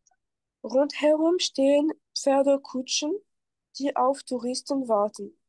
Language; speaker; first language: German; non-native, fluent; French